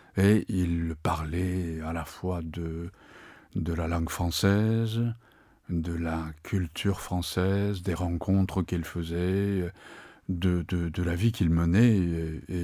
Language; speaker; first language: French; non-native, fluent; Japanese